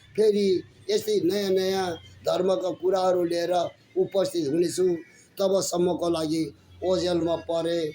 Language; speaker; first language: Nepali; non-native, local second language; Gurung